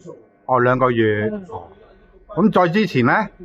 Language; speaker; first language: Cantonese; native; Cantonese